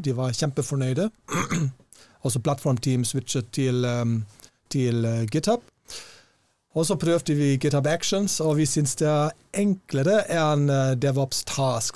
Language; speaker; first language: Norwegian; non-native, fluent; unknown